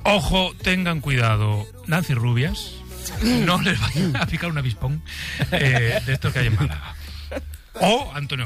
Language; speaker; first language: Spanish; native; Spanish